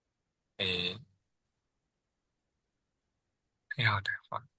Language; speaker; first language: Chinese; non-native, learner; Burmese